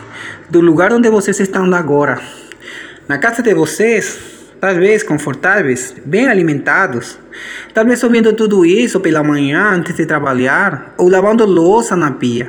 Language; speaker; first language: Portuguese; non-native, fluent; Spanish